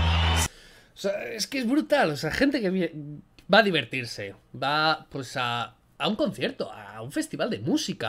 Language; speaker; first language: Spanish; native; Spanish